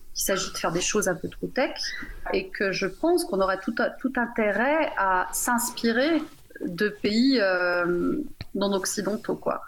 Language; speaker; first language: French; native; French